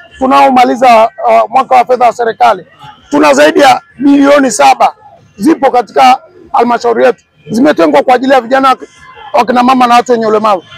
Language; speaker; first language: Swahili; native; Swahili